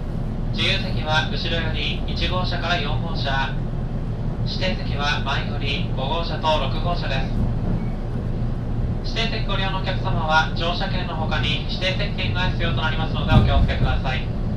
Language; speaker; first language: Japanese; native; Japanese